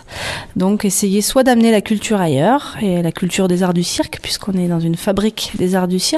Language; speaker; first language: French; native; French